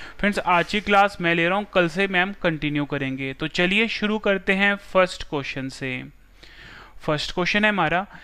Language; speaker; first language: Hindi; non-native, local second language; Gujarati